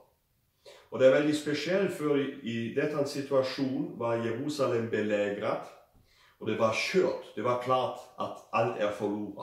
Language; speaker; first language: Swedish; non-native, fluent; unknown